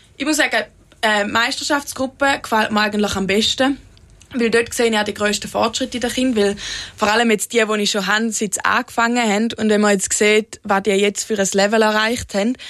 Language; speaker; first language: German; native; German